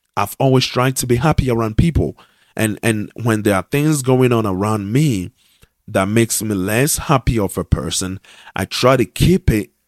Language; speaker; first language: English; non-native, local second language; Akan